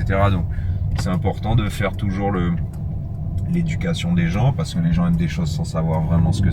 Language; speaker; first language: French; native; French